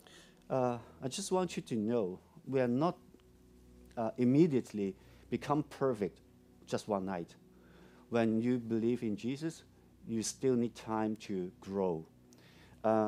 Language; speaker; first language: English; non-native, local second language; Cantonese